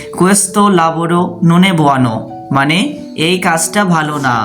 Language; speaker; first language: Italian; non-native, fluent; Bangla